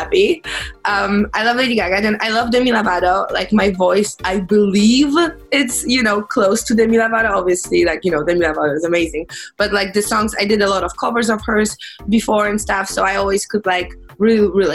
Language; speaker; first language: English; non-native, fluent; Polish